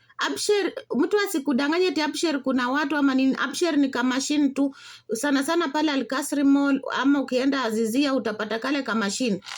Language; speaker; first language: Swahili; non-native, local second language; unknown